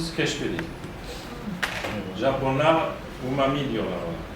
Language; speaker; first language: Turkish; non-native, fluent; French